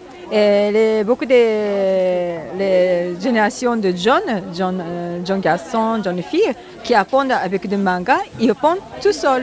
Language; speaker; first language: French; non-native, learner; Japanese